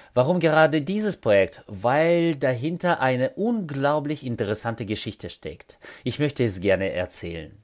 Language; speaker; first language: German; non-native, fluent; Russian